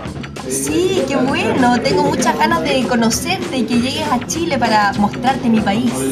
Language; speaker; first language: Spanish; native; Spanish